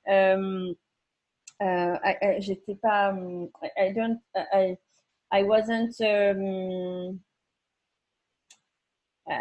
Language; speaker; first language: English; non-native, learner; French